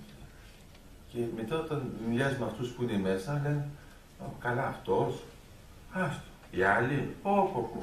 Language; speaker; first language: Greek; early bilingual, heritage; Greek